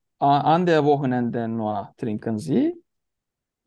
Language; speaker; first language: German; non-native, learner; Turkish